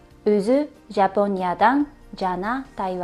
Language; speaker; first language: Kyrgyz; non-native, learner; Japanese